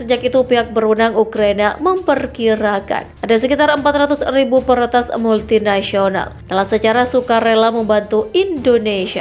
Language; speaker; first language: Indonesian; native; Indonesian